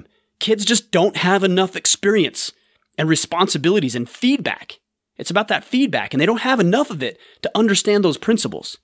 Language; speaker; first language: English; native; English